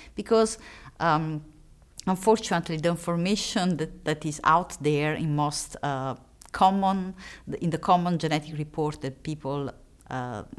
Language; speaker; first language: English; non-native, fluent; Italian